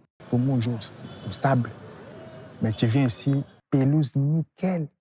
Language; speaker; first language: French; non-native, local second language; Lingala